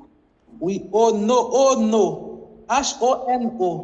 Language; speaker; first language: French; non-native, local second language; Haitian Creole